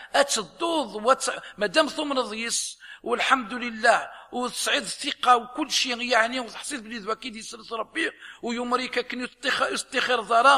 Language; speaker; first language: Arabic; non-native, local second language; Kabyle